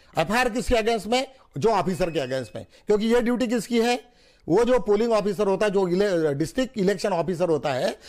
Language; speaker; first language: Hindi; non-native, local second language; Marathi